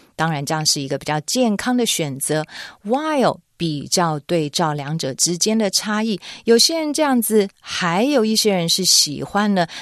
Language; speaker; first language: Chinese; native; Chinese